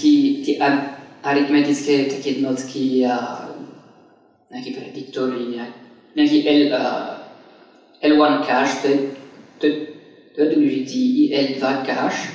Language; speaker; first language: Czech; non-native, fluent; French